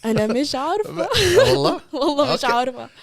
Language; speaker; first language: Arabic; non-native, learner; English